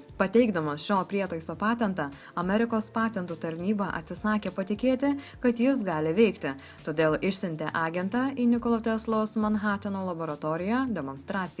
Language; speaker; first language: Lithuanian; native; Lithuanian